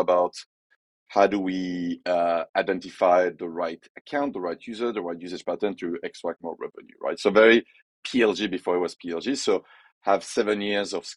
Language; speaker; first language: English; non-native, fluent; French